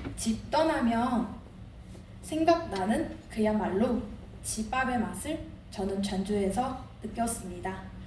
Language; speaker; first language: Korean; non-native, fluent; Chinese